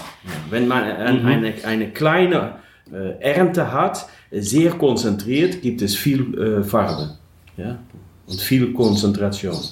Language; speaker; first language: German; non-native, learner; Dutch